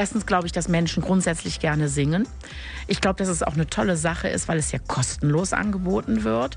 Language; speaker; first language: German; native; German